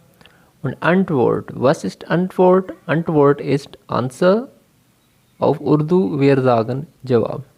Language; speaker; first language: German; non-native, fluent; Urdu